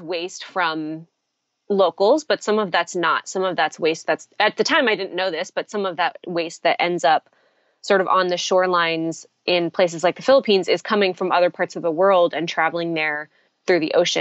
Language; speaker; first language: English; native; English